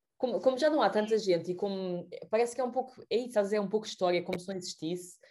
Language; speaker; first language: Portuguese; native; Portuguese